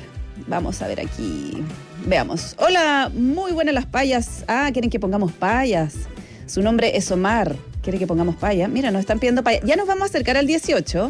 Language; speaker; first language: Spanish; native; Spanish